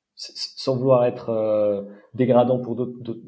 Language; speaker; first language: French; non-native, local second language; Arabic